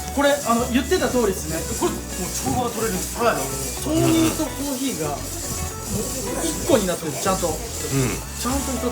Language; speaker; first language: Japanese; native; Japanese